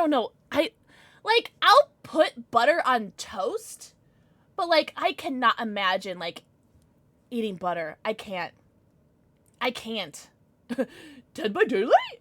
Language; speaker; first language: English; native; English